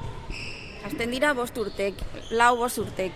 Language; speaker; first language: Basque; non-native, local second language; Spanish